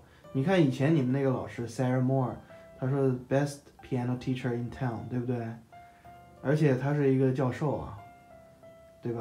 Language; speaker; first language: Chinese; native; Chinese